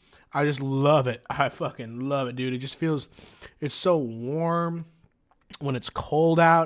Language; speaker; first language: English; native; English